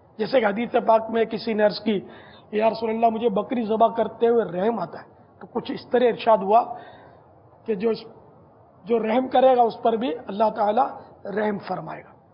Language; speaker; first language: Urdu; non-native, local second language; Memoni